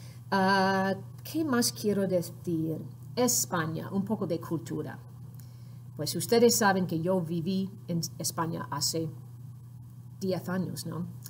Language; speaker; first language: Spanish; non-native, fluent; English